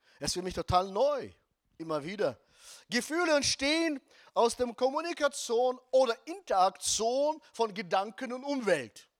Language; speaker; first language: German; non-native, fluent; Russian